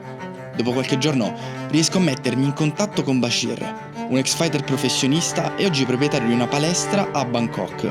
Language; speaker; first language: Italian; native; Italian